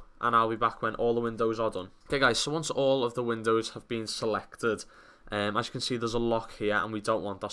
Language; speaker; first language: English; native; English